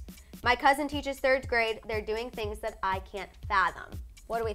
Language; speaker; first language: English; native; English